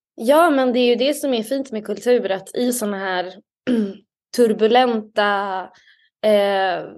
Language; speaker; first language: Swedish; native; Swedish